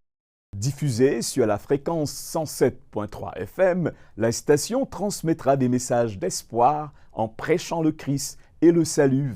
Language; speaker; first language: French; native; French